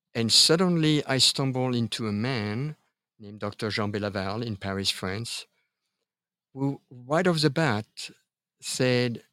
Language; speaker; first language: English; non-native, fluent; French